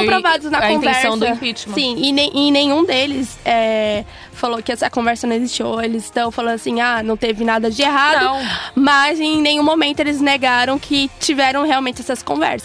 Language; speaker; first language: Portuguese; native; Portuguese